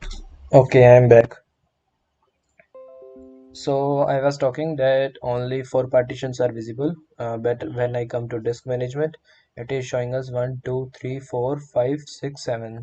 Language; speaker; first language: English; non-native, local second language; Hindi